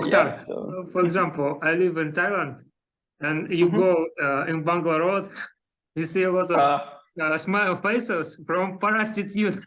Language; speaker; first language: English; non-native, learner; Russian